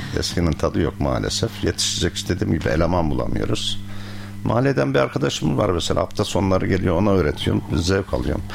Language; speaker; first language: Turkish; native; Turkish